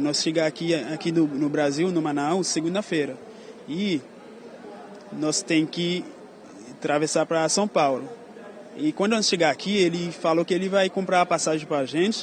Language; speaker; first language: Portuguese; non-native, learner; Haitian Creole